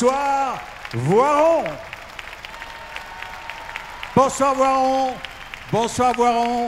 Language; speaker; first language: French; native; French